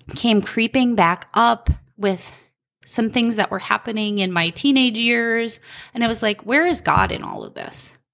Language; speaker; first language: English; native; English